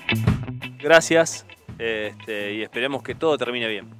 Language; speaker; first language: Spanish; native; Spanish